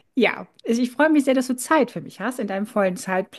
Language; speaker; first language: German; native; German